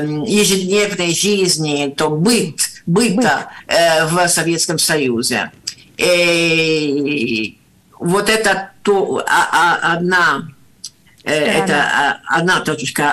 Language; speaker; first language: Russian; non-native, fluent; Italian